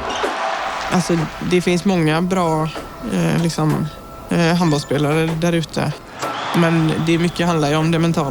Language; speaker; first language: Swedish; native; Swedish